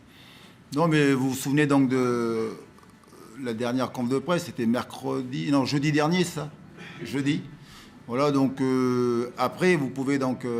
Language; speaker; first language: French; native; French